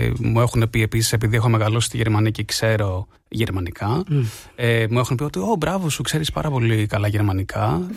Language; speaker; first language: Greek; early bilingual, heritage; Greek